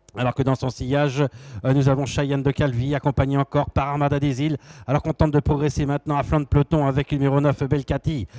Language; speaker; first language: French; native; French